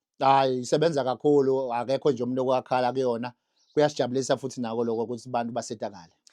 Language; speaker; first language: Zulu; non-native, local second language; Swati